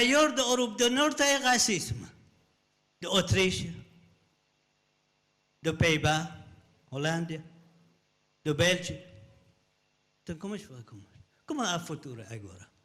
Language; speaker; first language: Portuguese; non-native, learner; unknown